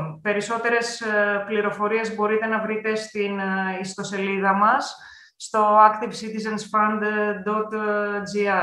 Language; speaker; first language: Greek; native; Greek